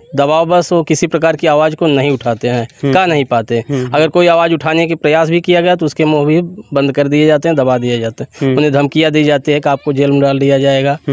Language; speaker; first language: Hindi; native; Hindi